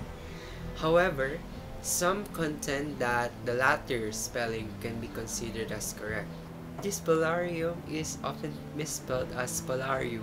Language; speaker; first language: English; non-native, local second language; Filipino